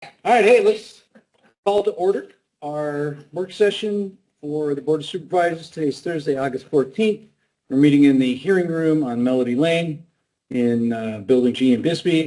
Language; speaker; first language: English; native; English